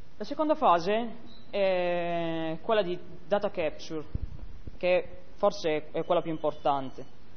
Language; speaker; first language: Italian; native; Italian